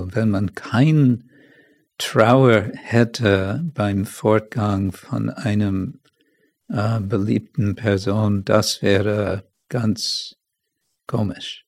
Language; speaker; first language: German; non-native, fluent; English